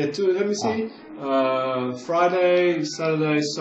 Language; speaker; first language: English; non-native, learner; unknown